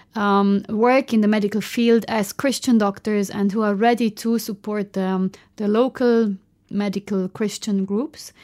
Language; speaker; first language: English; non-native, fluent; German